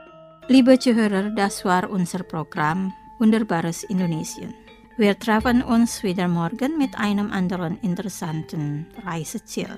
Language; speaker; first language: German; non-native, fluent; Indonesian